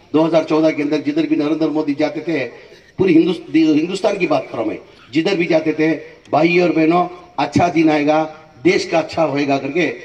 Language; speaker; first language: Hindi; non-native, local second language; Urdu